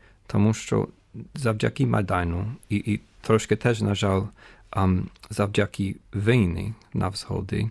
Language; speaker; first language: Ukrainian; non-native, fluent; English